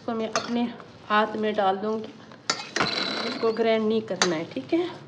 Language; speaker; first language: Hindi; native; Hindi